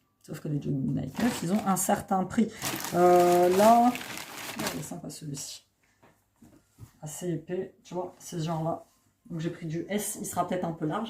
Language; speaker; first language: French; native; French